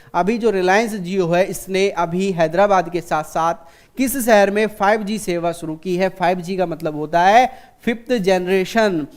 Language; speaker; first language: Hindi; native; Hindi